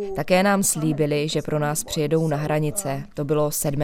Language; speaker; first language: Czech; non-native, fluent; Ukrainian